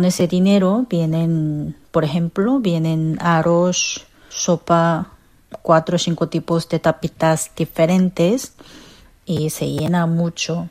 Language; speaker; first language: Spanish; non-native, fluent; Korean